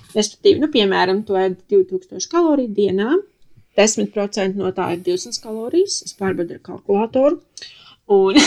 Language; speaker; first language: Latvian; non-native, local second language; Russian